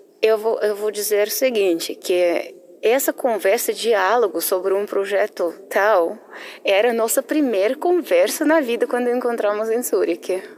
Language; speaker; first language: Portuguese; non-native, fluent; Russian